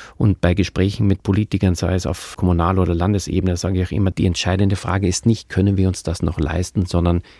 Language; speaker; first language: German; native; German